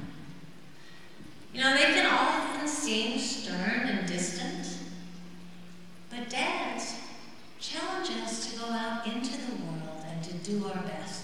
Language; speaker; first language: English; native; English